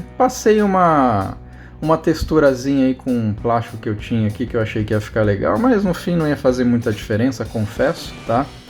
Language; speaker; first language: Portuguese; native; Portuguese